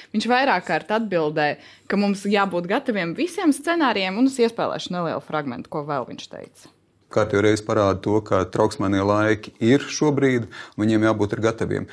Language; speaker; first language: Latvian; native; Latvian